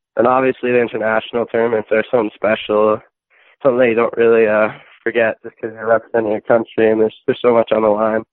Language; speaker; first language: English; native; English